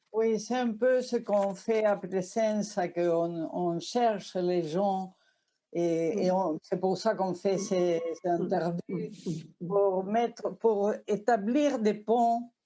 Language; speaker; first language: French; non-native, fluent; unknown